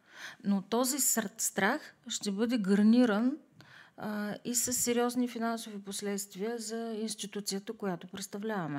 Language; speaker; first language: Bulgarian; native; Bulgarian